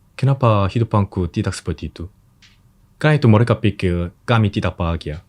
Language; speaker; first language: Indonesian; non-native, learner; Korean